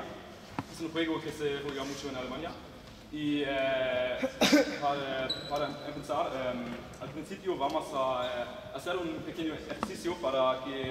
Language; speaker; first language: Spanish; non-native, learner; German